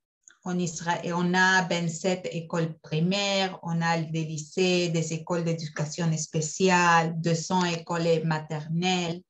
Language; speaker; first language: French; non-native, fluent; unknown